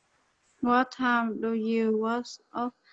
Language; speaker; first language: English; non-native, learner; Vietnamese